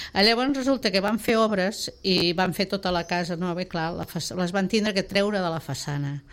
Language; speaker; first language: Catalan; native; Catalan